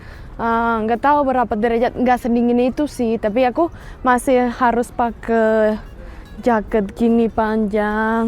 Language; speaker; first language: Indonesian; non-native, fluent; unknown